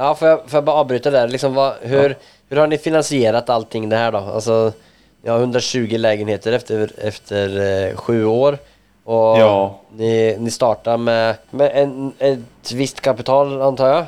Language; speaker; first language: Swedish; native; Swedish